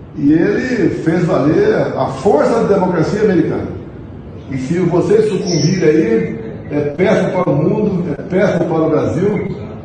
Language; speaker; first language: Portuguese; native; Portuguese